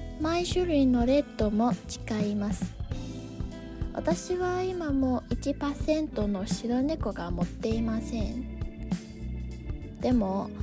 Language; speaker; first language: Japanese; non-native, learner; Chinese